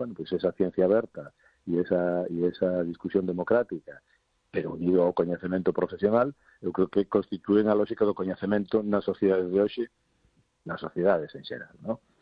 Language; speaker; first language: Galician; non-native, local second language; Spanish